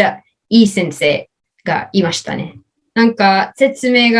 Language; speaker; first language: Japanese; non-native, learner; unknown